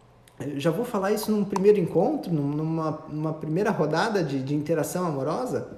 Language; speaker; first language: Portuguese; native; Portuguese